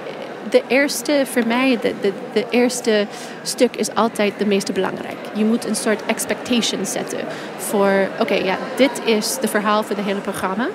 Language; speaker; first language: Dutch; non-native, fluent; English